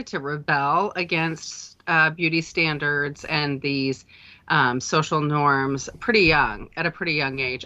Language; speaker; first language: English; native; English